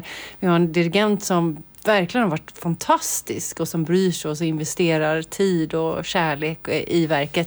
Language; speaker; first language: Swedish; native; Swedish